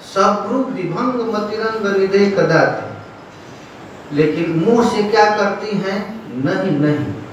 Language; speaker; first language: Hindi; non-native, local second language; Bangla